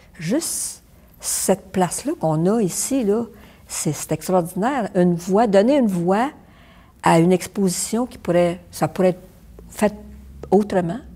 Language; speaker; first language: French; native; French